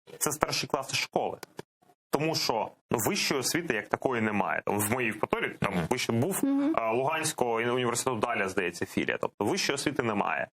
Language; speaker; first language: Ukrainian; non-native, local second language; Russian